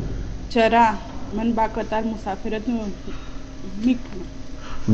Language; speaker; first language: Persian; non-native, learner; Urdu